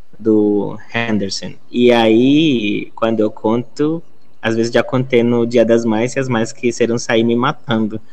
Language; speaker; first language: Portuguese; non-native, fluent; Spanish